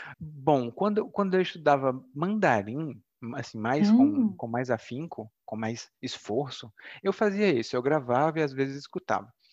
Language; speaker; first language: Portuguese; native; Portuguese